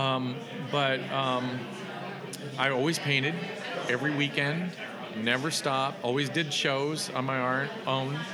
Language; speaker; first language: English; native; English